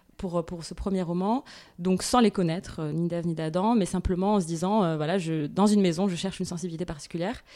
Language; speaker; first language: French; non-native, local second language; Arabic